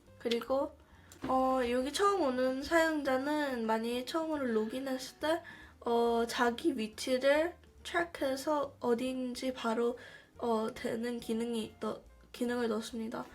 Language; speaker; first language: Korean; early bilingual, heritage; Korean